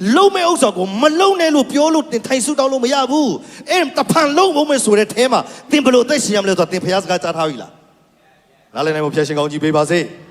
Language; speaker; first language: Burmese; non-native, local second language; Kachin